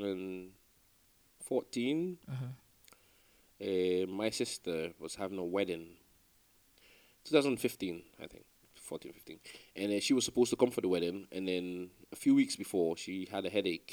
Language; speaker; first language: English; non-native, local second language; Igbo